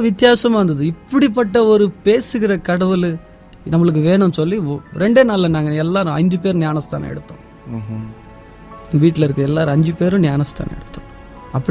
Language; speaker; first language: Tamil; non-native, local second language; Telugu